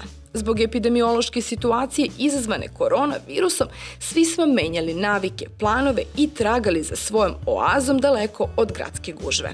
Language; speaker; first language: Serbian; native; Serbian